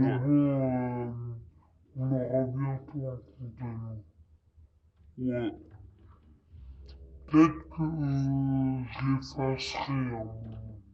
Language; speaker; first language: French; native; French